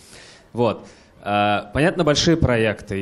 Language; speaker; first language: Russian; native; Russian